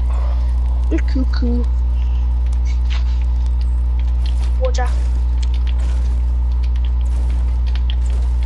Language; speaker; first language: English; native; English